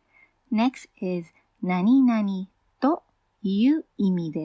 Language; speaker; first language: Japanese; non-native, fluent; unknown